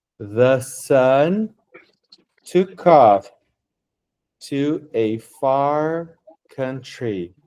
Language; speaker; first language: English; non-native, fluent; Portuguese